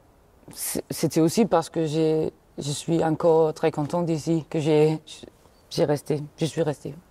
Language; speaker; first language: French; non-native, fluent; Danish